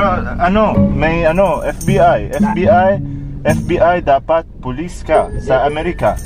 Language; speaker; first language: Filipino; non-native, learner; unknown